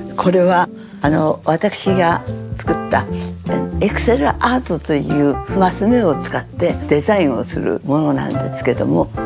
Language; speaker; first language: Japanese; native; Japanese